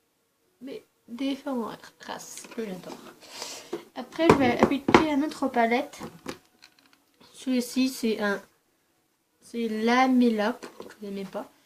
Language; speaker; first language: French; early bilingual, other home language; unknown